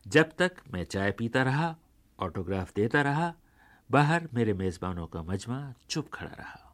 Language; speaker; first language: Urdu; native; Urdu